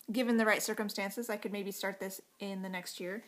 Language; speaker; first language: English; native; English